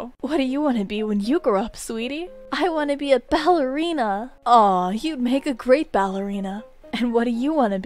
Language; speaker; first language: English; native; English